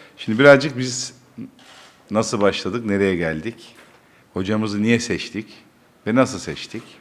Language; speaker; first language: Turkish; native; Turkish